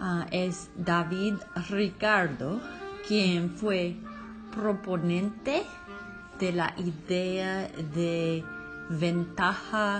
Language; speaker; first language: Spanish; non-native, learner; English